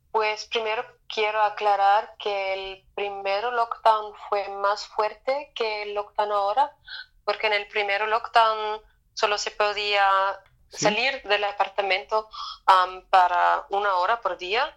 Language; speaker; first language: Spanish; non-native, fluent; German